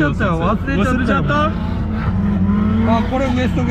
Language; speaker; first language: Japanese; native; Japanese